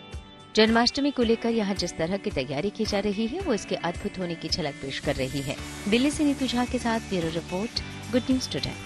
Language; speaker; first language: Hindi; native; Hindi